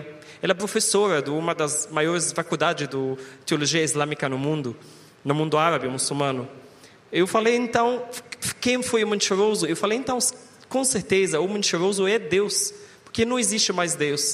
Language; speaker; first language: Portuguese; non-native, learner; Arabic